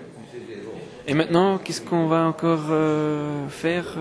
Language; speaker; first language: French; non-native, fluent; Dutch